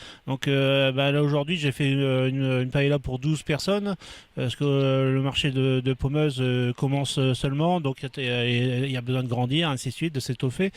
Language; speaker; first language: French; native; French